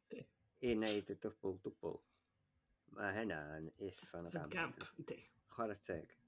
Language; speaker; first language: Welsh; native; Welsh